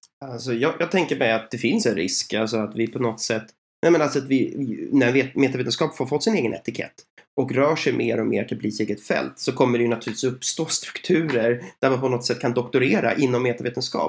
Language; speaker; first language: Swedish; native; Swedish